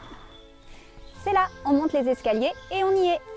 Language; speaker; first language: French; native; French